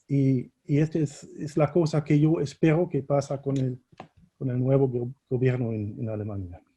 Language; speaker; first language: Spanish; non-native, fluent; German